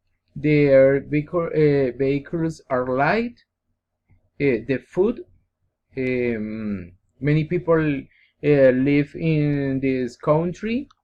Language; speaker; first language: English; non-native, learner; Spanish